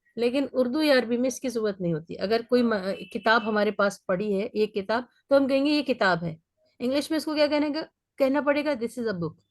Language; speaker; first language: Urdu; native; Urdu